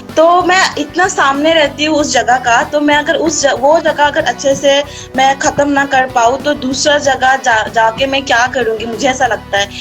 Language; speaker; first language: Hindi; non-native, local second language; Assamese